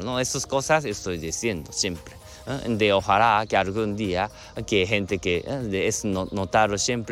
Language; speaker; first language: Spanish; non-native, learner; Japanese